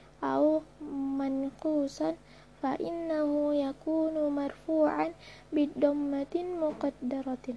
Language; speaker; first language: Arabic; non-native, learner; Indonesian